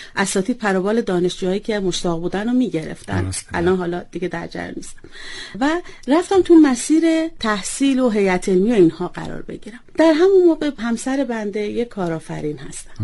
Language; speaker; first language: Persian; native; Persian